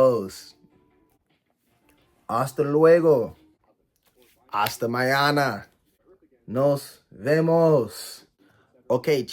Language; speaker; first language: Spanish; non-native, learner; English